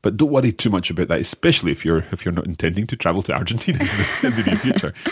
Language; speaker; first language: English; native; English